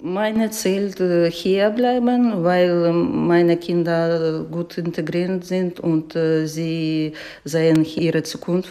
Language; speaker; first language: German; non-native, learner; Ukrainian